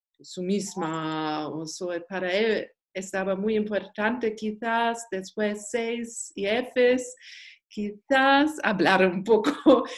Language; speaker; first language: Spanish; non-native, learner; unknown